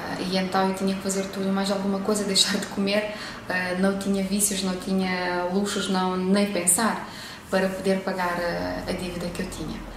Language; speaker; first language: Portuguese; non-native, fluent; Romanian